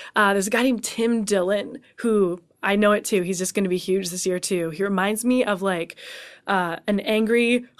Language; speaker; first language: English; native; English